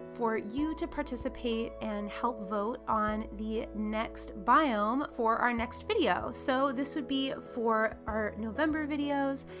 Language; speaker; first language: English; native; English